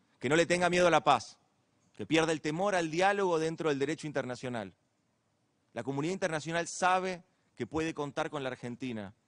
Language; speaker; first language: Spanish; native; Spanish